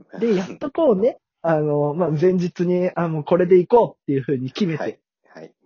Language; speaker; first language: Japanese; native; Japanese